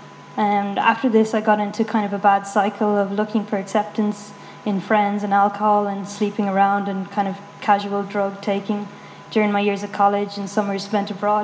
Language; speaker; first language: English; native; English